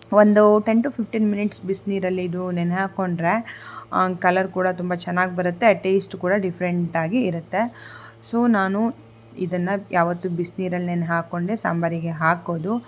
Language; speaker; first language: Kannada; non-native, local second language; Konkani